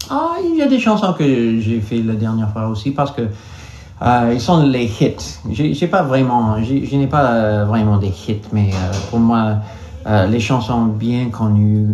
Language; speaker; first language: French; non-native, local second language; English